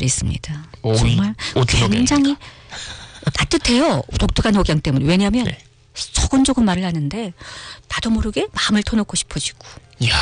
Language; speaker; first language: Korean; early bilingual, heritage; Korean